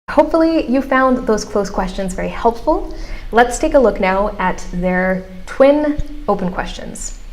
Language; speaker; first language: English; native; English